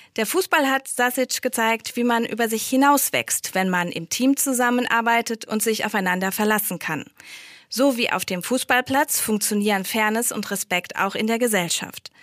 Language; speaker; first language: German; native; German